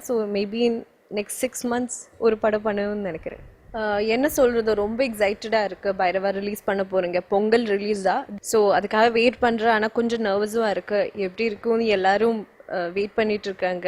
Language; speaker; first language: Tamil; non-native, learner; Malayalam